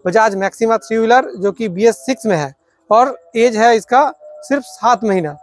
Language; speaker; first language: Hindi; non-native, local second language; Bangla